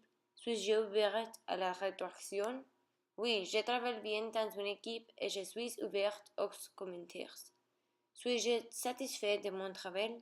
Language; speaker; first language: French; non-native, learner; Spanish